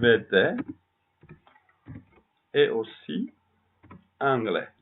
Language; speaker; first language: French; non-native, learner; Turkish